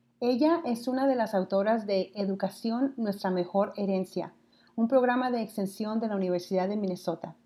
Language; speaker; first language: Spanish; early bilingual, heritage; Spanish